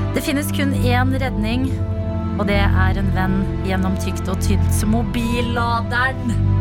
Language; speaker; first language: Norwegian; early bilingual, other home language; Albanian